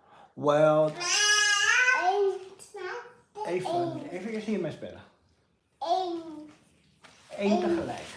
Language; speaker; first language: Dutch; non-native, fluent; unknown